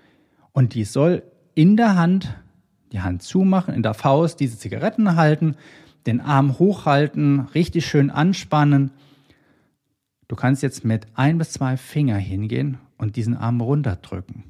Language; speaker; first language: German; native; German